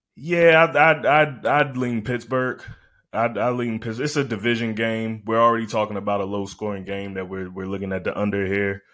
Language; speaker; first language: English; native; English